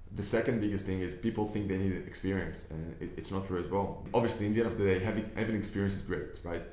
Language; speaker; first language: English; non-native, fluent; Hebrew